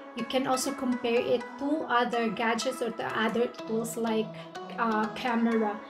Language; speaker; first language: English; non-native, local second language; Filipino